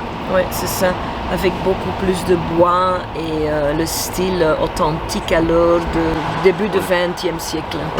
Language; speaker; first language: French; non-native, fluent; Swedish